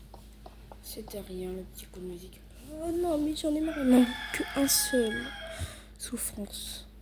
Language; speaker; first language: French; native; French